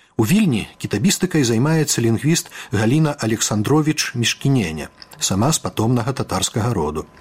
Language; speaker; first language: Belarusian; native; Belarusian